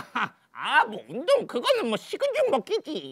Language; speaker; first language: Korean; native; Korean